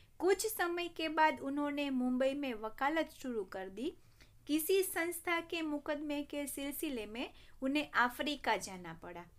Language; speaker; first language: Hindi; non-native, local second language; Gujarati